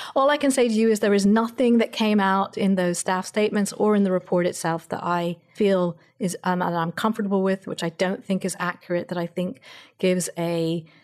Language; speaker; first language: English; native; English